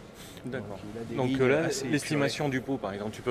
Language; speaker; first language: French; native; French